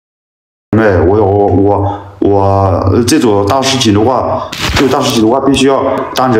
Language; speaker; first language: Chinese; non-native, local second language; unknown